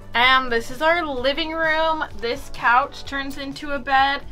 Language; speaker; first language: English; native; English